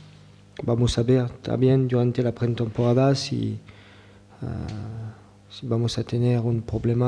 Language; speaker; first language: Spanish; non-native, learner; French